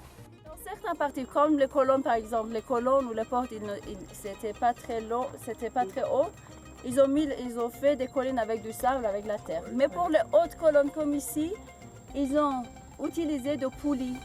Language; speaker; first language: French; non-native, fluent; Persian